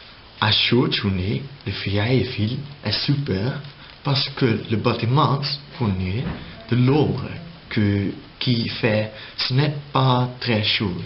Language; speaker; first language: French; non-native, learner; Dutch